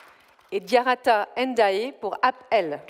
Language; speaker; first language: French; native; French